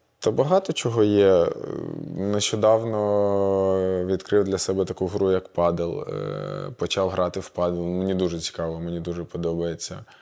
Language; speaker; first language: Ukrainian; non-native, local second language; Russian